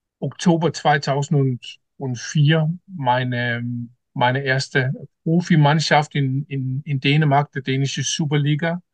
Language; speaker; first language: German; non-native, learner; Danish